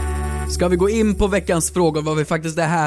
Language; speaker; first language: Swedish; native; Swedish